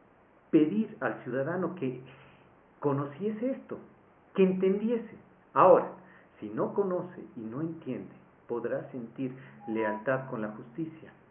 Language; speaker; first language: Spanish; native; Spanish